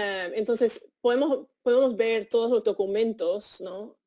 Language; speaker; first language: Spanish; non-native, fluent; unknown